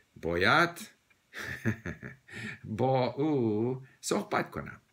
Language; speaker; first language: Persian; non-native, learner; English